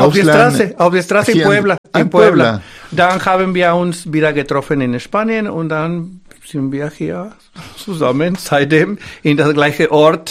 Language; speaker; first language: German; non-native, fluent; Spanish